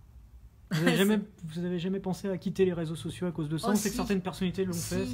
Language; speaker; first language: French; native; French